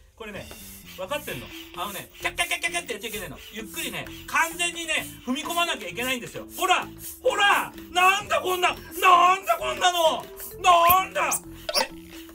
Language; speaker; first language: Japanese; native; Japanese